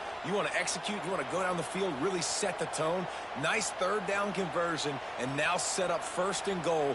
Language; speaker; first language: English; native; English